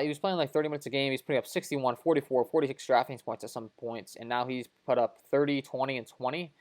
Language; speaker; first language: English; native; English